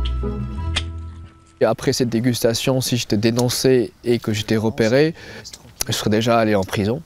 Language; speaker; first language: French; non-native, fluent; Persian